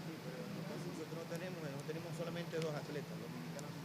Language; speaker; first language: Spanish; native; Spanish